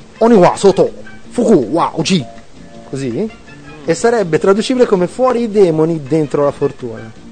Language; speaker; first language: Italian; native; Italian